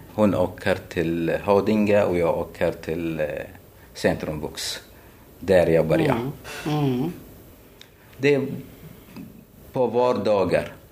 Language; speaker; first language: Swedish; non-native, fluent; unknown